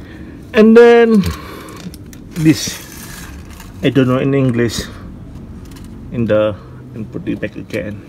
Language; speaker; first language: English; non-native, learner; Indonesian